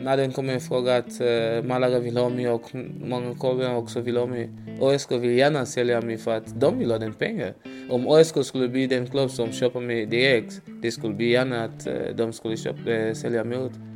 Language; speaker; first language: Swedish; non-native, learner; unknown